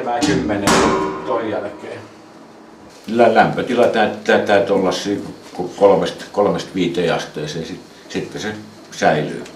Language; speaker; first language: Finnish; native; Finnish